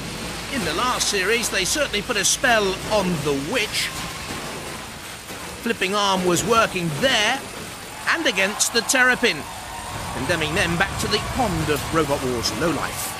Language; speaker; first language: English; native; English